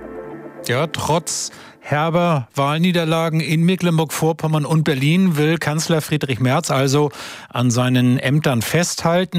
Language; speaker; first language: German; native; German